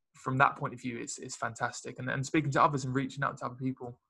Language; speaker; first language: English; native; English